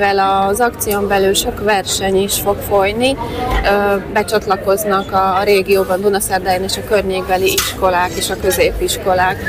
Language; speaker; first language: Hungarian; native; Hungarian